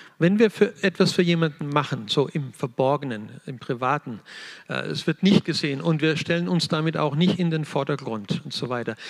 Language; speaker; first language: German; native; German